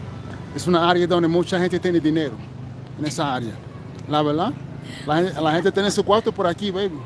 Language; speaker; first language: Spanish; non-native, fluent; English